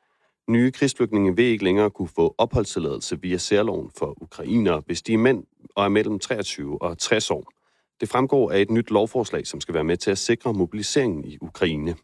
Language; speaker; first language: Danish; native; Danish